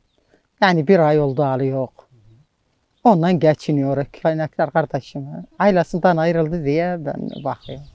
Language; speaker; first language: Turkish; non-native, local second language; Arabic